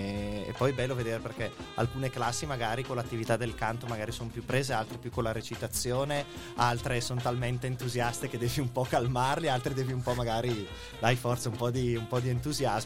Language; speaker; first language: Italian; native; Italian